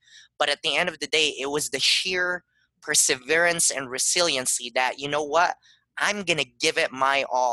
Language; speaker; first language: English; non-native, local second language; Filipino